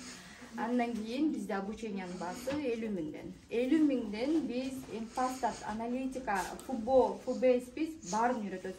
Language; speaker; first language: Kyrgyz; native; Kyrgyz